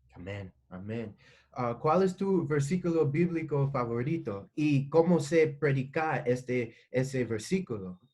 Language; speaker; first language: Spanish; non-native, learner; English